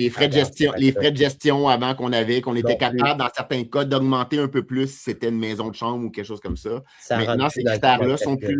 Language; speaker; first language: French; native; French